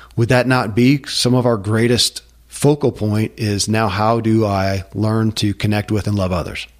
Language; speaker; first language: English; native; English